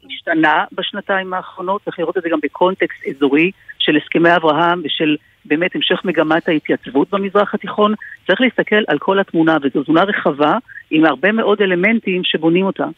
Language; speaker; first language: Hebrew; native; Hebrew